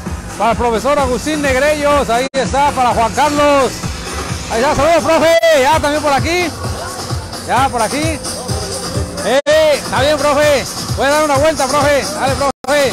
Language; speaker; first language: Spanish; native; Spanish